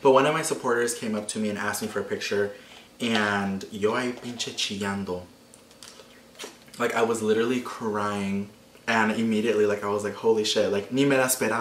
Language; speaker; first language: English; early bilingual, other home language; Spanish